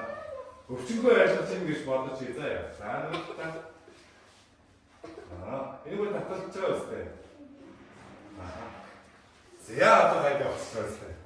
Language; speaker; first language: Mongolian; native; Mongolian